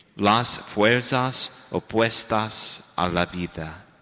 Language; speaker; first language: Spanish; non-native, fluent; English